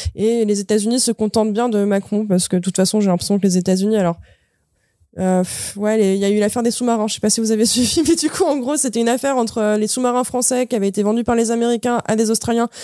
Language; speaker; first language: French; native; French